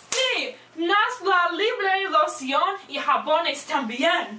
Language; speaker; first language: Spanish; non-native, learner; English